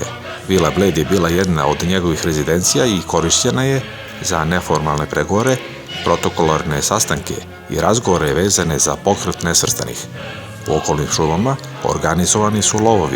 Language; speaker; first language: Serbian; native; Serbian